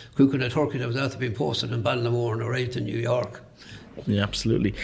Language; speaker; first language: English; native; English